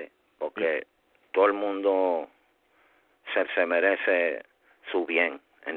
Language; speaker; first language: Spanish; early bilingual, heritage; Spanish